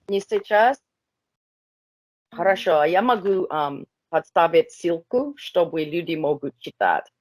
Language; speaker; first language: Russian; non-native, learner; English